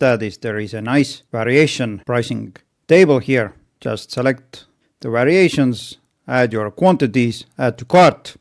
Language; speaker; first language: English; non-native, fluent; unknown